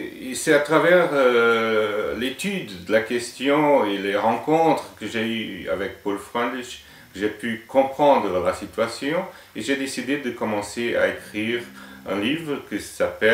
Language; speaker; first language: French; non-native, fluent; Portuguese